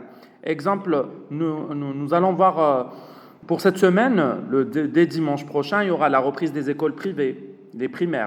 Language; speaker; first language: French; non-native, local second language; Arabic